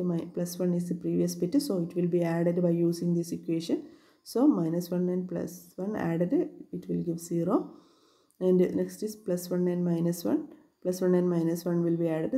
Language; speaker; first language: English; non-native, local second language; Malayalam